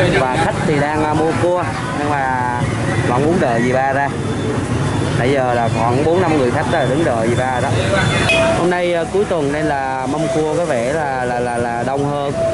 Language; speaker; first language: Vietnamese; native; Vietnamese